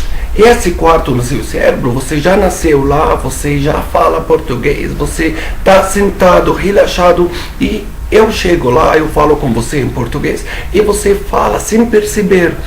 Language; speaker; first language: Portuguese; non-native, fluent; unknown